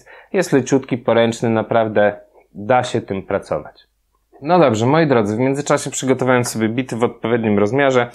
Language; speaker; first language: Polish; native; Polish